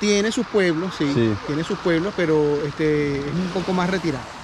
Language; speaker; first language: Spanish; native; Spanish